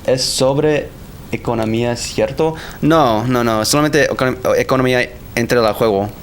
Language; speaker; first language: Spanish; non-native, learner; English